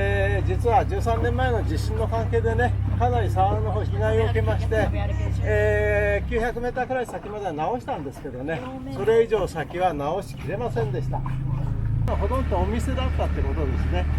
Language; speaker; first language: Japanese; native; Japanese